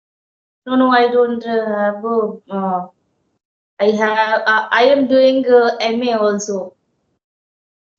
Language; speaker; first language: English; non-native, learner; Hindi